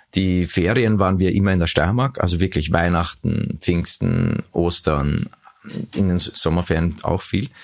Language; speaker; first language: German; native; German